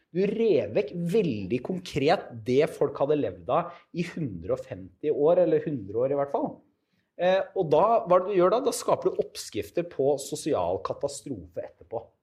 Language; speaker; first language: Norwegian; native; Norwegian